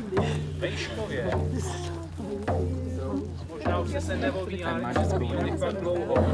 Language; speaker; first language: Czech; native; Czech